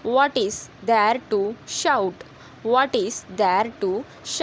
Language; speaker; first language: English; non-native, learner; Hindi